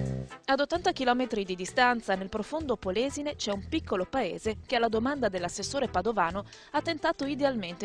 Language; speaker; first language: Italian; native; Italian